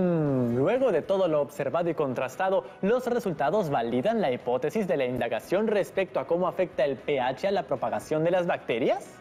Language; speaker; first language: Spanish; native; Spanish